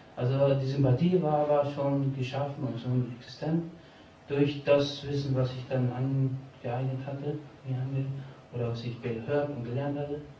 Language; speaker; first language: German; early bilingual, other home language; Albanian